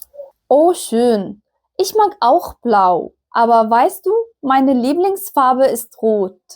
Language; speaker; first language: German; non-native, fluent; Arabic